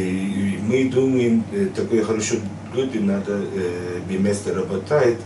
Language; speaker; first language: Russian; non-native, learner; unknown